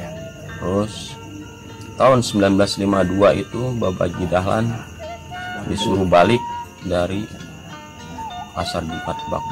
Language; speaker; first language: Indonesian; native; Indonesian